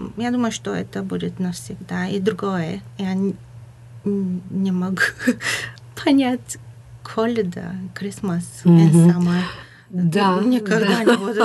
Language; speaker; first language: Russian; non-native, fluent; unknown